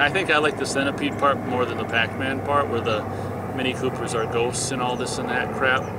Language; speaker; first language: English; native; English